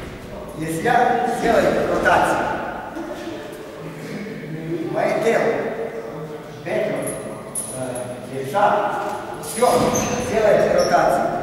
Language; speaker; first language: Russian; non-native, learner; Serbian